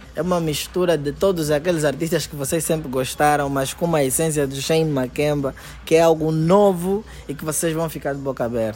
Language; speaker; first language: Portuguese; native; Portuguese